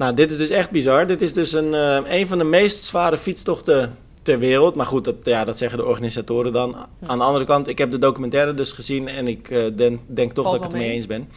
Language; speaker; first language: Dutch; native; Dutch